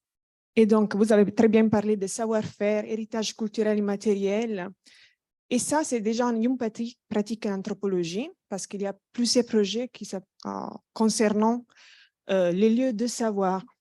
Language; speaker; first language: French; non-native, fluent; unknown